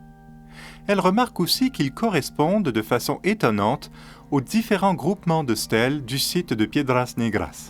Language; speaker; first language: French; native; French